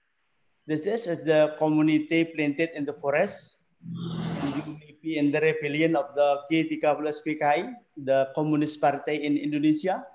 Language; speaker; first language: English; non-native, learner; Indonesian